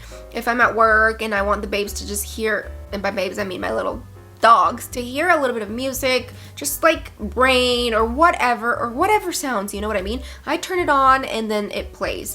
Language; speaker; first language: English; native; English